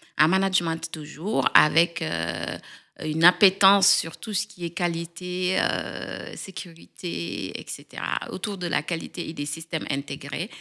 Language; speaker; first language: French; non-native, local second language; Wolof